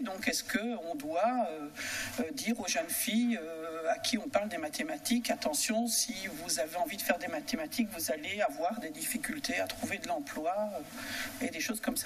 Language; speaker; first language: French; native; French